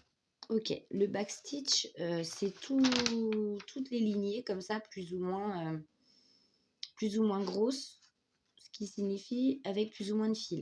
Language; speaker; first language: French; native; French